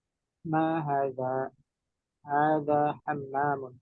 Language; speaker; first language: Arabic; non-native, learner; Indonesian